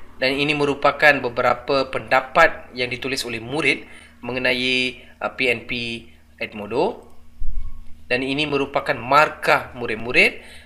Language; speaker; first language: Malay; non-native, local second language; Tamil